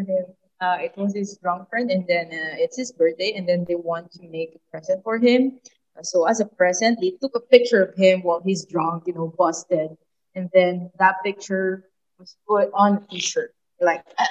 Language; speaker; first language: English; non-native, local second language; Filipino